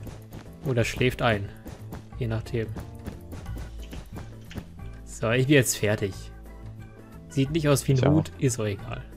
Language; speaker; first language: German; native; German